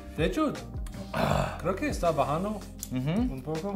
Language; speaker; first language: Spanish; non-native, learner; English